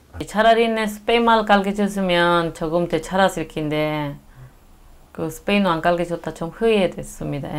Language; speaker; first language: Korean; non-native, learner; Spanish